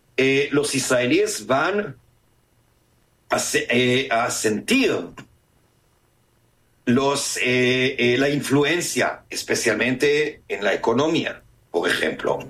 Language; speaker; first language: Spanish; non-native, fluent; Hebrew